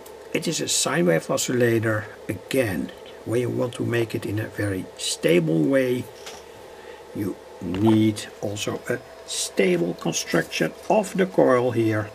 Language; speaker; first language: English; non-native, fluent; Dutch